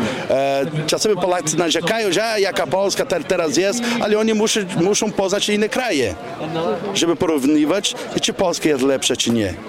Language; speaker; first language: Polish; non-native, fluent; Portuguese